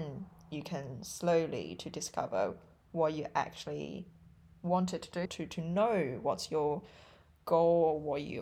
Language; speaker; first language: English; non-native, fluent; Chinese